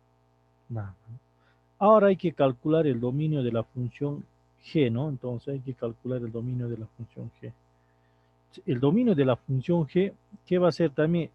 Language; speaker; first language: Spanish; native; Spanish